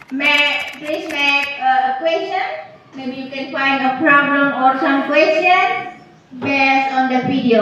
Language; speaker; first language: English; non-native, learner; Indonesian